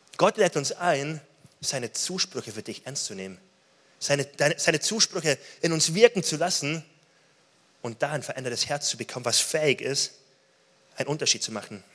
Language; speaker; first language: German; native; German